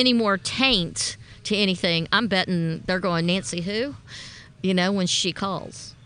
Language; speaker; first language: English; native; English